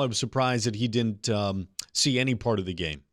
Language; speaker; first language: English; native; English